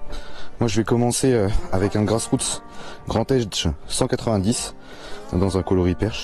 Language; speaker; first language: French; native; French